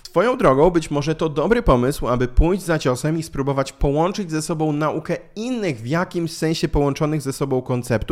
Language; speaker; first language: Polish; native; Polish